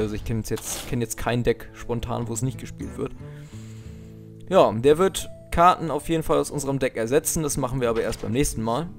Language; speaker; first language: German; native; German